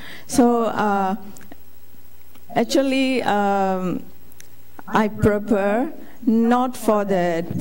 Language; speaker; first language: English; non-native, fluent; Burmese